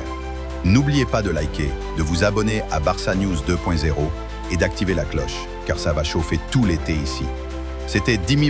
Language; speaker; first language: French; native; French